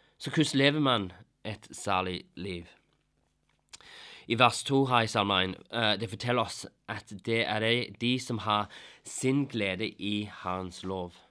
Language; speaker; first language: Norwegian; non-native, fluent; English